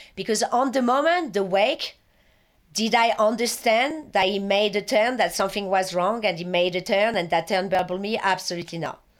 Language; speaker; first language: English; non-native, fluent; French